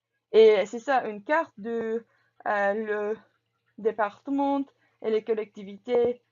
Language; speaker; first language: French; non-native, learner; English